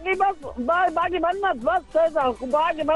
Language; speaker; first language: Arabic; non-native, learner; Bangla